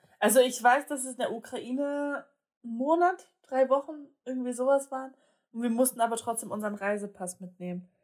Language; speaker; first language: German; early bilingual, other home language; Polish